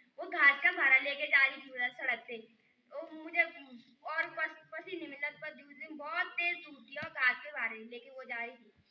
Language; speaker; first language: Hindi; non-native, local second language; Garhwali